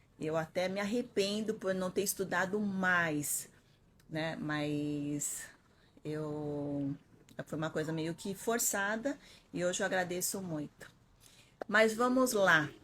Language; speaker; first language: Portuguese; early bilingual, other home language; Korean